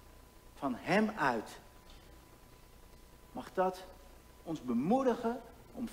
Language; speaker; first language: Dutch; native; Dutch